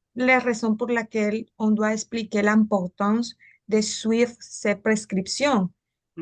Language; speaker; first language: French; non-native, learner; Spanish